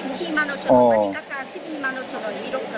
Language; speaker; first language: Korean; non-native, learner; Vietnamese